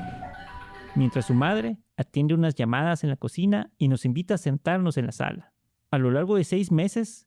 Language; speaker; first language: Spanish; native; Spanish